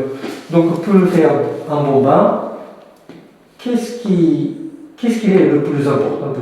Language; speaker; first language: French; non-native, fluent; Japanese